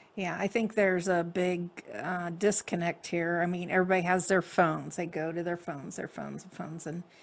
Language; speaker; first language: English; native; English